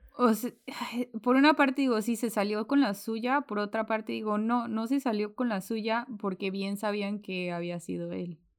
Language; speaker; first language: Spanish; early bilingual, heritage; Spanish